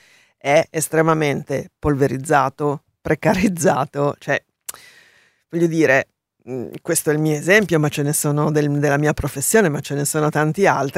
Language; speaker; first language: Italian; native; Italian